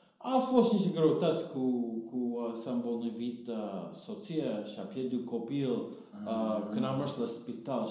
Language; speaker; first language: Romanian; non-native, fluent; English